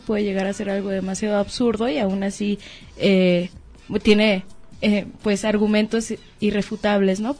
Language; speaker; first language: Spanish; native; Spanish